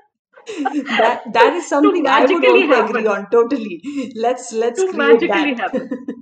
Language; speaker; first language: English; non-native, local second language; Hindi